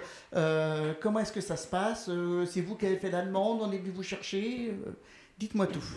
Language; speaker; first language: French; native; French